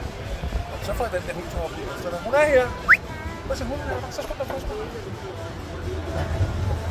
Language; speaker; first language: Danish; native; Danish